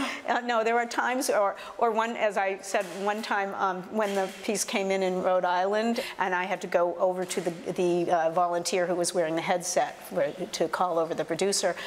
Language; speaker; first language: English; native; English